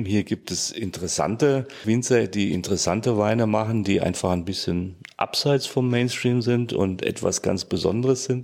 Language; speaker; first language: German; native; German